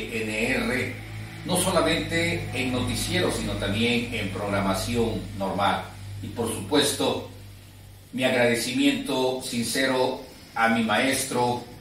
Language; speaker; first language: Spanish; native; Spanish